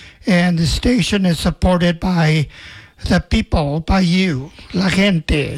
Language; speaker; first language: English; native; English